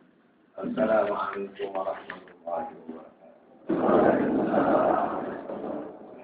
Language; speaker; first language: Arabic; non-native, learner; Indonesian